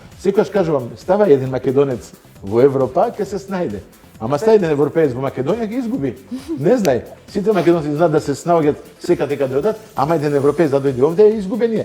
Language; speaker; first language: Macedonian; non-native, fluent; Dutch